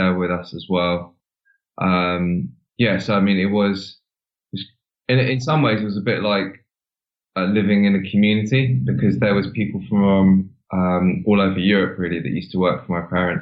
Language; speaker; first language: English; native; English